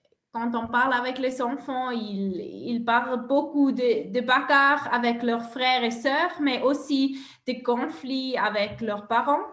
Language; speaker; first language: French; non-native, local second language; German